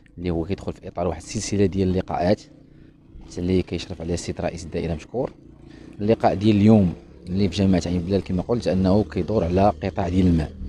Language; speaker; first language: Arabic; native; Arabic